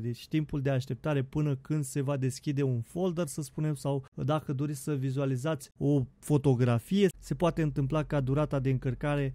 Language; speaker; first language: Romanian; native; Romanian